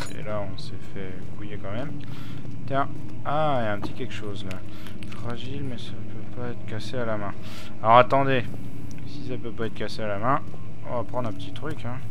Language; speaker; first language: French; native; French